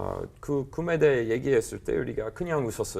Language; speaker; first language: Korean; non-native, learner; English